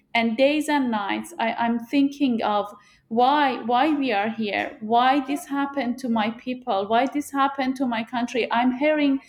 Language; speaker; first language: English; non-native, fluent; Persian